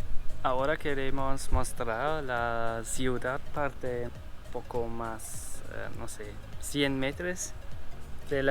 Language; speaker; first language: Spanish; non-native, learner; German